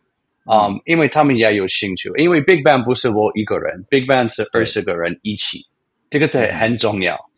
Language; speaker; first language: Chinese; non-native, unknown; English